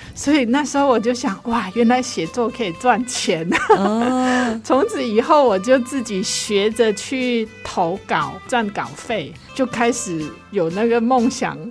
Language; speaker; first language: Chinese; non-native, local second language; Cantonese